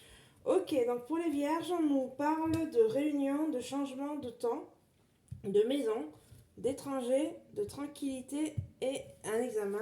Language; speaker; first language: French; native; French